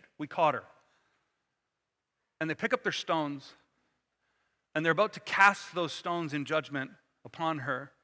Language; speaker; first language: English; native; English